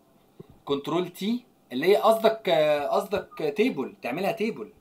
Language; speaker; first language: Arabic; native; Arabic